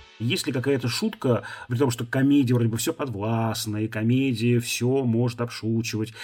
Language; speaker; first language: Russian; native; Russian